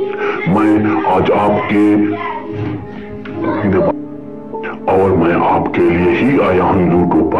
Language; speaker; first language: Urdu; native; Urdu